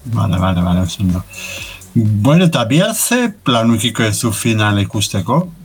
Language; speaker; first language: Basque; native; Basque